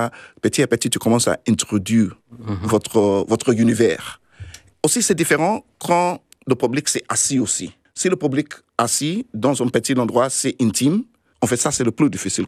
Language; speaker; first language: French; non-native, fluent; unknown